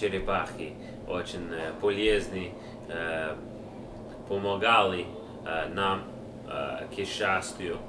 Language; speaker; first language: Russian; non-native, learner; English